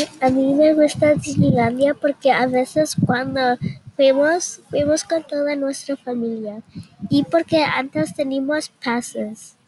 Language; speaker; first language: Spanish; early bilingual, heritage; Spanish